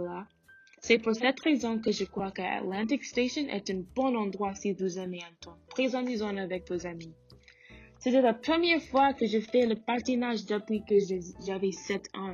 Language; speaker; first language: French; non-native, learner; English